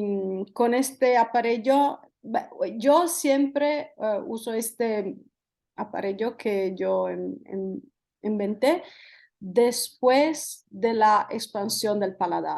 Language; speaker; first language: Spanish; non-native, fluent; Italian